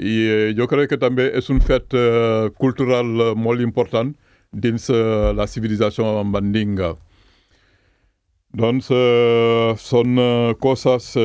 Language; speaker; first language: Catalan; non-native, fluent; Mandingo